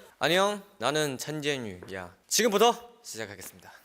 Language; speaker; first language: Korean; non-native, learner; Chinese